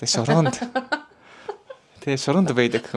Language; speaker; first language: Mongolian; non-native, learner; Japanese